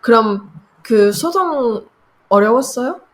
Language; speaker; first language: Korean; non-native, learner; French